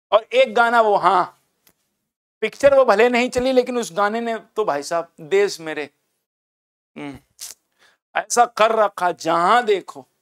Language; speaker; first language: Hindi; native; Hindi